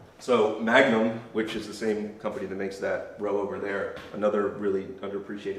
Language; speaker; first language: English; native; English